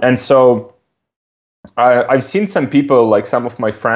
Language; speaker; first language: English; non-native, fluent; Ukrainian